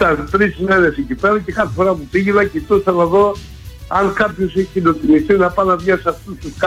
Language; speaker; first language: Greek; native; Greek